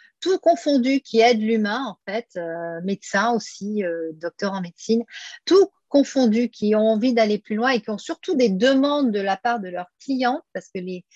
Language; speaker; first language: French; native; French